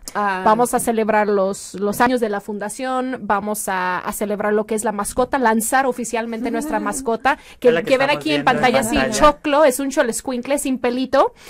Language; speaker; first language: Spanish; non-native, fluent; English